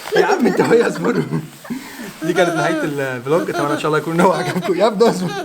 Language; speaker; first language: Arabic; native; Arabic